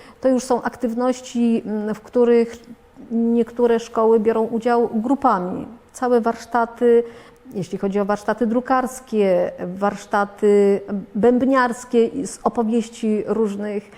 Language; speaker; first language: Polish; native; Polish